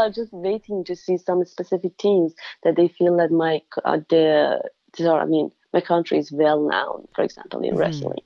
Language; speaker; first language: English; non-native, fluent; Persian